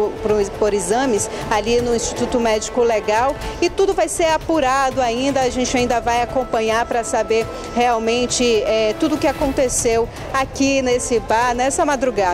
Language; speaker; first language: Portuguese; native; Portuguese